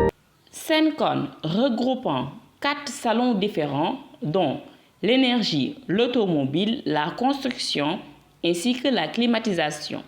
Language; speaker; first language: French; non-native, local second language; Wolof